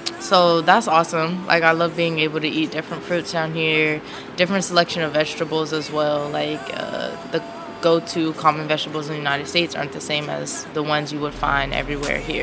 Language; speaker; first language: English; native; English